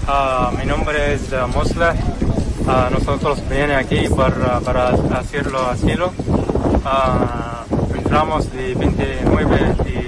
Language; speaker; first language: Spanish; non-native, learner; Arabic